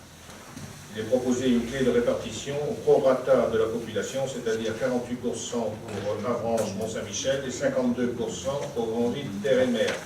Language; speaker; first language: French; native; French